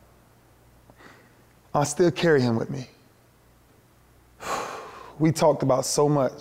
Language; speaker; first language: English; native; English